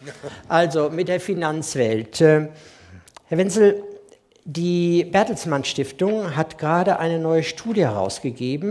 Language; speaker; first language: German; native; German